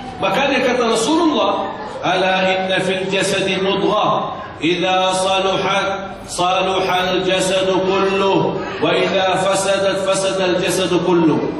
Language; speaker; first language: Malay; non-native, fluent; Arabic